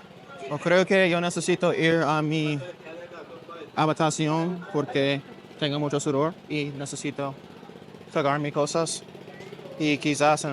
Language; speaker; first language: Spanish; non-native, learner; English